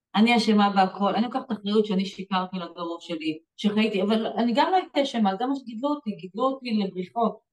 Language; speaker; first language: Hebrew; native; Hebrew